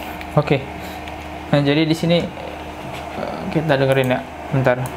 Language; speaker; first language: Indonesian; native; Indonesian